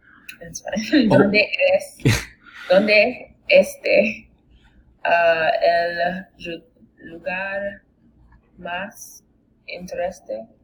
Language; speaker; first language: Spanish; non-native, learner; English